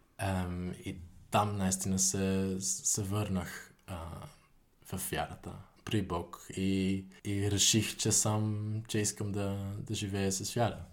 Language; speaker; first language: Bulgarian; non-native, fluent; Dutch